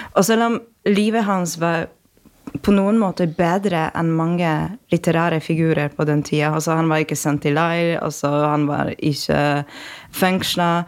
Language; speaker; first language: Norwegian; non-native, fluent; Polish